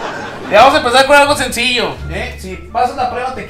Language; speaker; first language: Spanish; native; Spanish